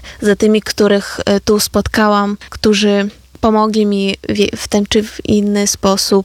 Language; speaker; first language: Polish; non-native, fluent; Ukrainian